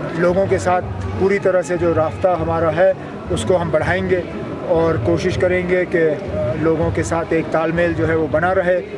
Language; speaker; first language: Hindi; non-native, local second language; Kashmiri